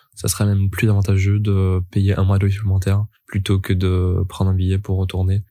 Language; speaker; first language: French; native; French